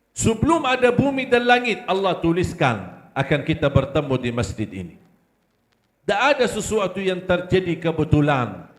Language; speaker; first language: Malay; non-native, fluent; Arabic